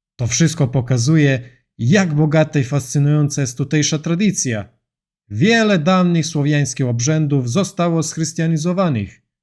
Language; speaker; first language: Polish; non-native, fluent; Serbian